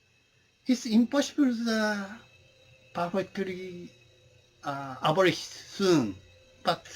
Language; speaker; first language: English; non-native, learner; Japanese